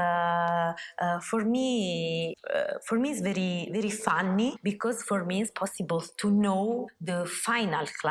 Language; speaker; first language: English; non-native, learner; Italian